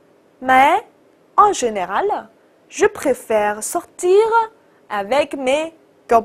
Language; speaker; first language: French; non-native, fluent; Chinese